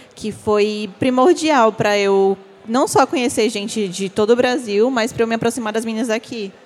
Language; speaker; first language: Portuguese; native; Portuguese